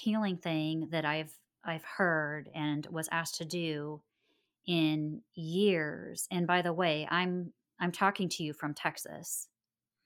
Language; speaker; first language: English; native; English